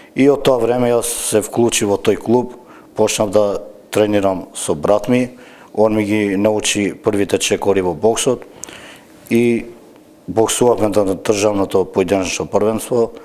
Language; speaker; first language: Macedonian; non-native, local second language; Albanian